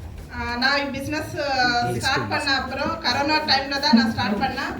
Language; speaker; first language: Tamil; non-native, learner; Telugu